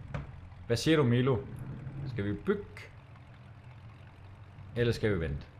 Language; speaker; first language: Danish; native; Danish